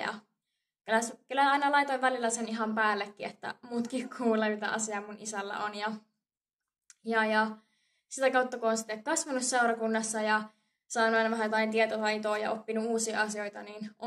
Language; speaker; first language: Finnish; native; Finnish